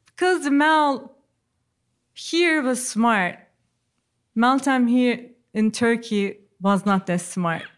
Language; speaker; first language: English; non-native, fluent; Turkish